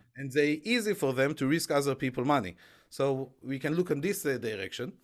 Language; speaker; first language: English; non-native, fluent; Hebrew